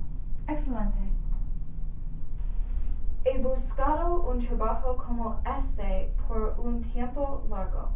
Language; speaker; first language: Spanish; non-native, learner; English